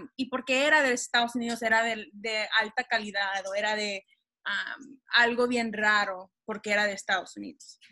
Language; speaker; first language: Spanish; early bilingual, heritage; Spanish